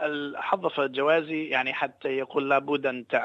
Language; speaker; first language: Arabic; non-native, fluent; English